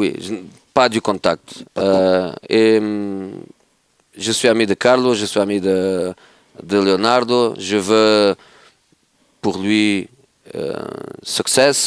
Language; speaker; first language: French; non-native, fluent; Portuguese